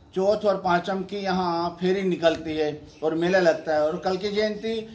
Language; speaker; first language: Hindi; non-native, local second language; Gujarati